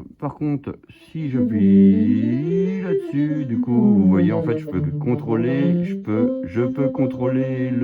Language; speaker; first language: French; native; French